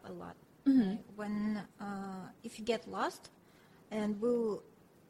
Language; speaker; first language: English; non-native, fluent; Russian